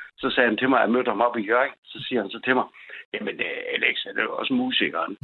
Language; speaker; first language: Danish; native; Danish